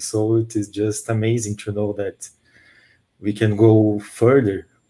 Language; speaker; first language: English; non-native, fluent; Portuguese